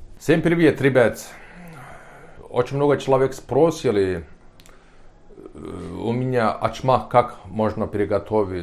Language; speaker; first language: Russian; non-native, learner; Turkish